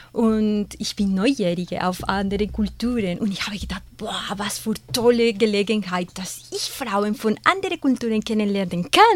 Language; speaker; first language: German; non-native, fluent; Spanish